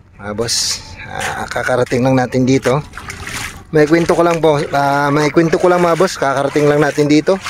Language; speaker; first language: Filipino; non-native, local second language; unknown